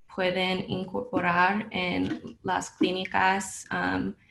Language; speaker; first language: Spanish; non-native, learner; English